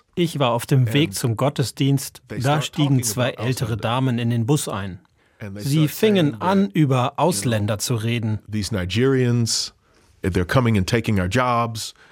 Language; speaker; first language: German; non-native, fluent; English